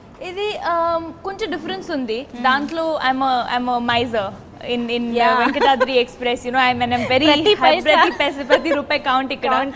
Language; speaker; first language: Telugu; non-native, learner; Punjabi